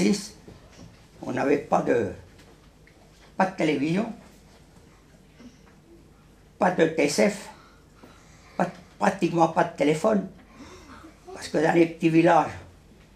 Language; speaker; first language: French; early bilingual, other home language; Spanish